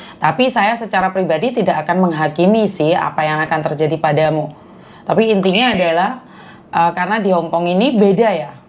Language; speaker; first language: Indonesian; native; Indonesian